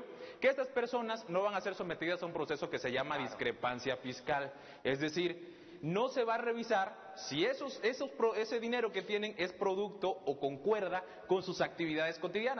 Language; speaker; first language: Spanish; native; Spanish